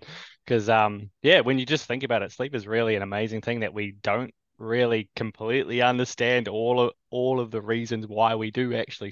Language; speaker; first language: English; native; English